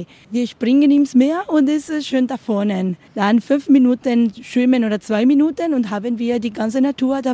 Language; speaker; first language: German; non-native, learner; Spanish